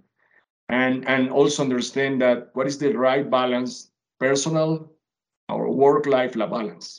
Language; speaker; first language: English; non-native, fluent; Spanish